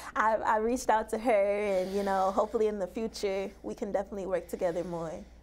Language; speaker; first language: English; native; English